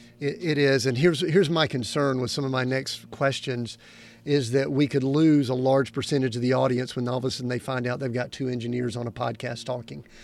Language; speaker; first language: English; native; English